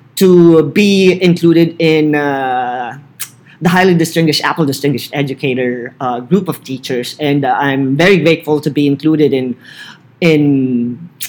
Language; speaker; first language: English; non-native, local second language; Filipino